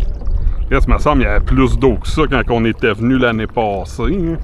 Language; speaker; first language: French; native; French